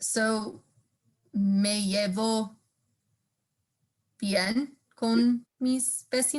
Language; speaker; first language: Spanish; non-native, learner; English